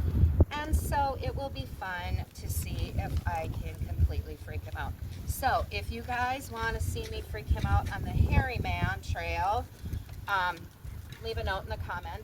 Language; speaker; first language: English; native; English